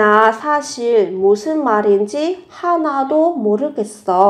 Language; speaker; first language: Korean; non-native, fluent; Vietnamese